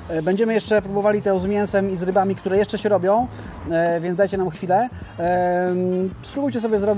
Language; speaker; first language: Polish; native; Polish